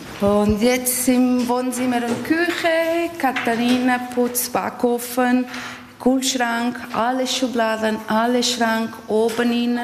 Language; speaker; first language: German; non-native, learner; Portuguese